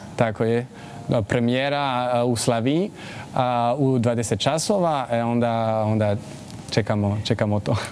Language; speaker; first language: Serbian; non-native, learner; French